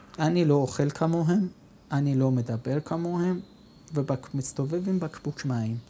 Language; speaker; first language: Hebrew; non-native, fluent; Persian